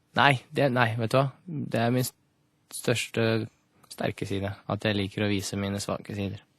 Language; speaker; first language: Norwegian; early bilingual, other home language; Russian